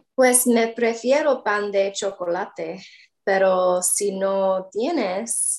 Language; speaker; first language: Spanish; non-native, learner; English